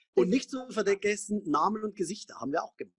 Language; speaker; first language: German; native; German